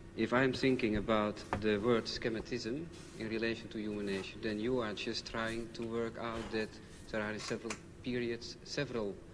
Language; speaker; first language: English; non-native, fluent; Dutch